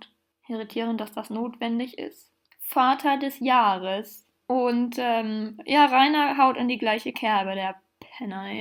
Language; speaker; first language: German; native; German